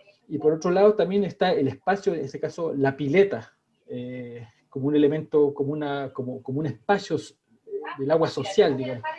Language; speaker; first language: Spanish; native; Spanish